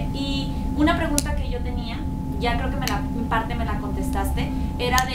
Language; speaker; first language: Spanish; native; Spanish